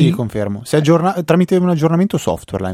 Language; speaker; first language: Italian; native; Italian